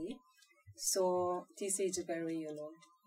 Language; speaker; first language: English; non-native, fluent; Korean